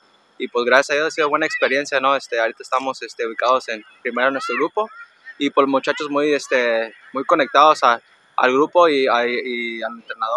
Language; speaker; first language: Spanish; early bilingual, heritage; Spanish